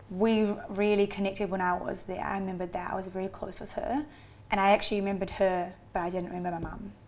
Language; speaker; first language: English; native; English